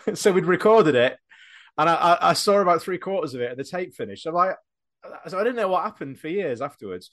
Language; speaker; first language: English; native; English